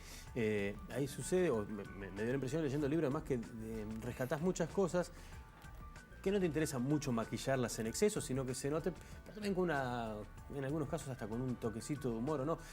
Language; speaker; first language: Spanish; native; Spanish